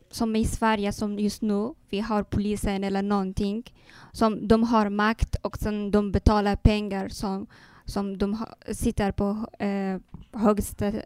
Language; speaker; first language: Swedish; non-native, learner; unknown